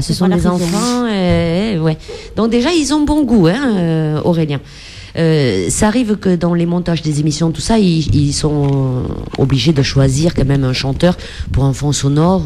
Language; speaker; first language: French; native; French